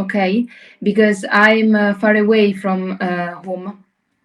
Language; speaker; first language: English; non-native, learner; Italian